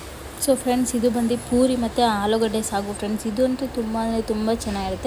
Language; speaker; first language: Kannada; native; Kannada